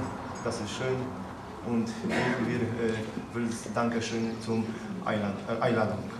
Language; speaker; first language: German; non-native, learner; Polish